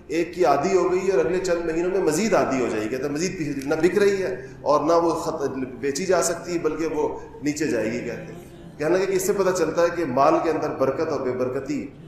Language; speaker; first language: Urdu; non-native, local second language; Pashto